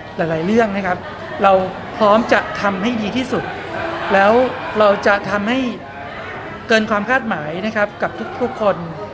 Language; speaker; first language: Thai; native; Thai